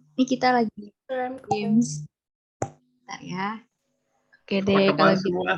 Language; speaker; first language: Indonesian; native; Indonesian